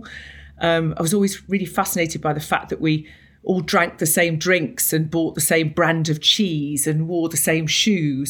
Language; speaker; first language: English; native; English